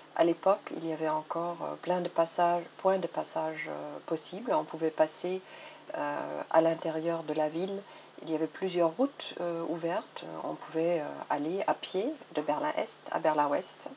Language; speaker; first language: French; non-native, fluent; German